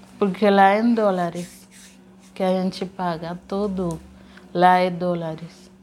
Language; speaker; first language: Portuguese; non-native, fluent; Haitian Creole